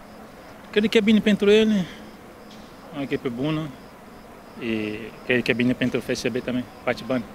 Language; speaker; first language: Romanian; non-native, learner; Portuguese